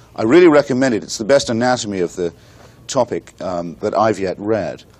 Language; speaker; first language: English; native; English